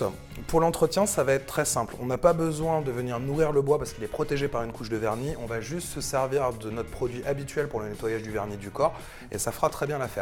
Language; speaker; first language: French; native; French